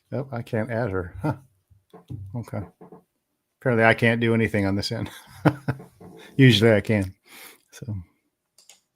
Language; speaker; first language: English; native; English